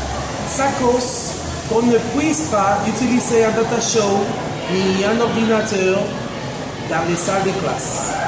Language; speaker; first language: French; non-native, fluent; Spanish